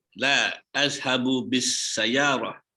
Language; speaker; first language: Arabic; non-native, learner; English